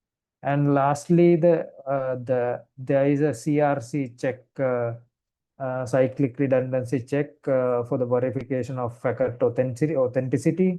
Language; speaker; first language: English; non-native, fluent; Sinhala